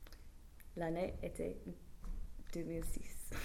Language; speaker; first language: French; non-native, learner; English